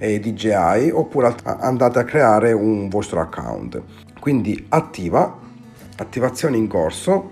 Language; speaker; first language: Italian; native; Italian